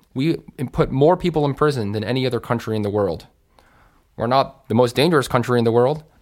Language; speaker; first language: English; native; English